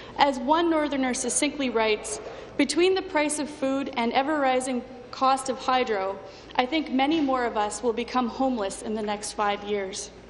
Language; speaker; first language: English; native; English